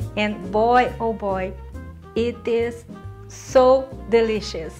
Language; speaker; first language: English; non-native, fluent; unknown